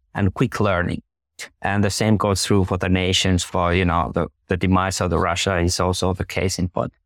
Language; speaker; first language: English; non-native, fluent; Finnish